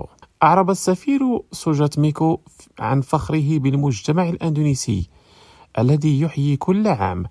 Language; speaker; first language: Arabic; non-native, fluent; Indonesian